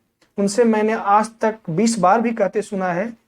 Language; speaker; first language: Hindi; native; Hindi